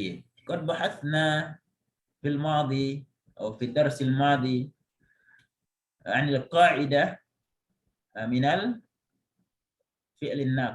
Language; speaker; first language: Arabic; non-native, fluent; Indonesian